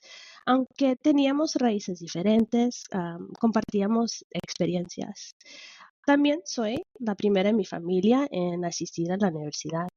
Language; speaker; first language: Spanish; early bilingual, heritage; Spanish